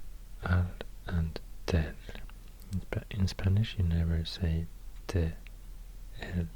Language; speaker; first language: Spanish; non-native, learner; Swedish